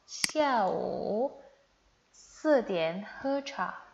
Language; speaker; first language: Chinese; non-native, fluent; Indonesian